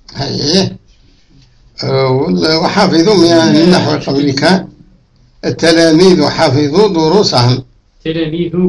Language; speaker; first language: Arabic; native; Arabic